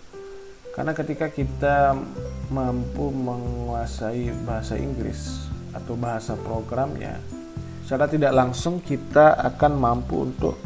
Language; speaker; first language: Indonesian; native; Indonesian